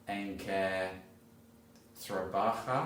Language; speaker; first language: Spanish; non-native, learner; English